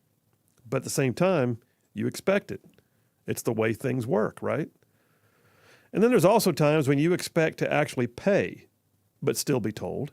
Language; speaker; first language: English; native; English